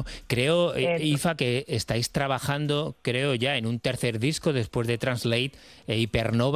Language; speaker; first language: Spanish; native; Spanish